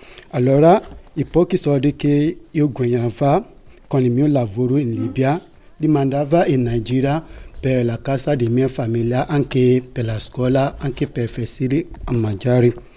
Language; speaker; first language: Italian; non-native, learner; Yoruba